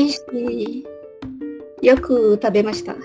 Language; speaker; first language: Japanese; non-native, learner; Malay